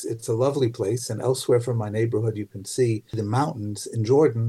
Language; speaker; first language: English; native; English